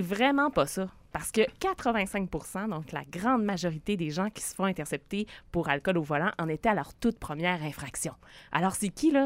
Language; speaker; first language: French; native; French